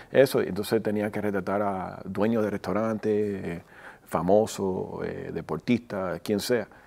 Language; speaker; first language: Spanish; early bilingual, heritage; Spanish